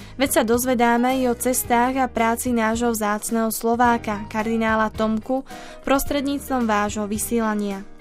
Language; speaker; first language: Slovak; native; Slovak